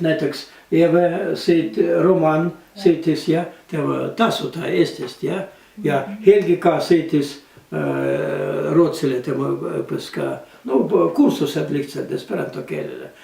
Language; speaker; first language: Estonian; non-native, learner; Russian